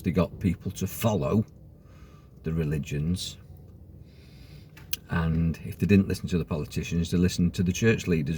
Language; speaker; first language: English; native; English